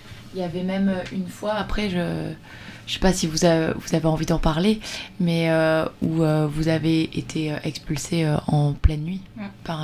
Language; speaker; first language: French; native; French